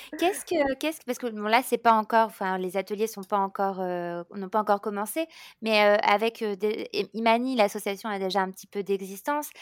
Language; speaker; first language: French; native; French